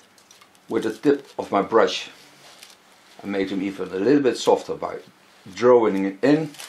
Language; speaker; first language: English; non-native, fluent; Dutch